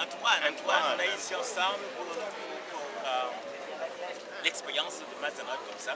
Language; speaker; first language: French; non-native, learner; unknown